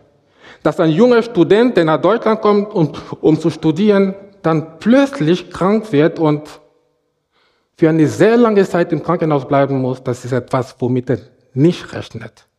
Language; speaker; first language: German; non-native, fluent; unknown